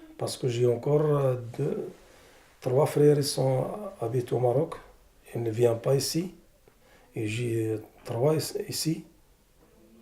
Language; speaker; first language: French; non-native, learner; Arabic